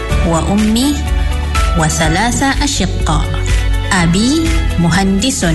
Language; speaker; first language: Arabic; non-native, fluent; Malay